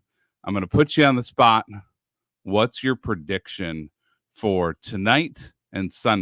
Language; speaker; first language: English; native; English